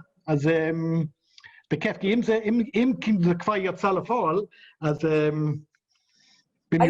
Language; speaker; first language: Hebrew; non-native, fluent; English